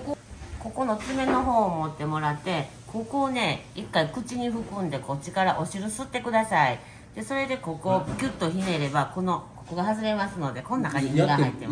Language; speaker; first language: Japanese; native; Japanese